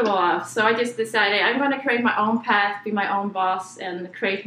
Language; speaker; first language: English; non-native, fluent; Swedish